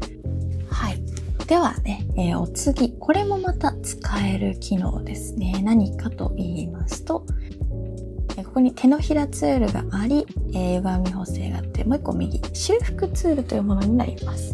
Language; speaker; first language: Japanese; native; Japanese